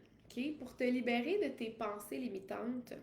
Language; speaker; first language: French; native; French